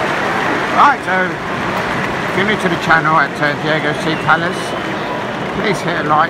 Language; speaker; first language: English; native; English